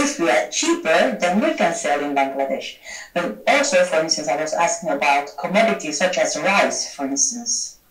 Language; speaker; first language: English; non-native, fluent; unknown